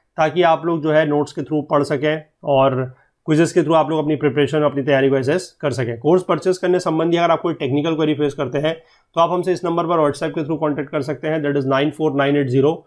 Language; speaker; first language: Hindi; native; Hindi